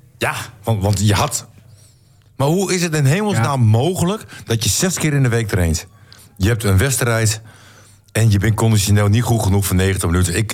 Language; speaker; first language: Dutch; native; Dutch